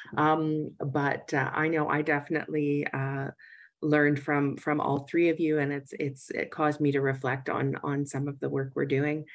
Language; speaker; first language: English; native; English